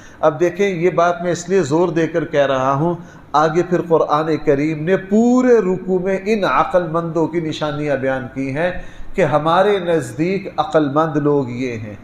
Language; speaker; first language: Urdu; non-native, local second language; Punjabi